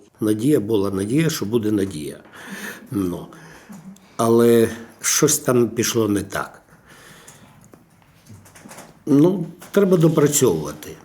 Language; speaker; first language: Ukrainian; native; Ukrainian